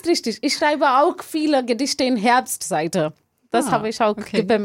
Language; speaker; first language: German; non-native, fluent; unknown